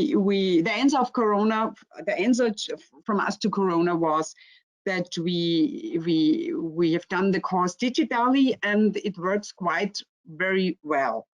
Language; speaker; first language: English; non-native, fluent; German